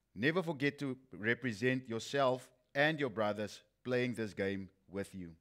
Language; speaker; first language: English; non-native, local second language; Afrikaans